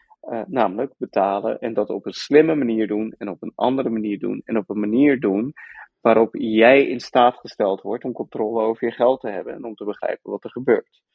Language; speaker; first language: Dutch; early bilingual, other home language; Persian